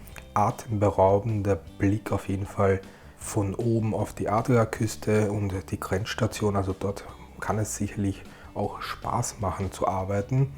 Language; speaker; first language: German; native; German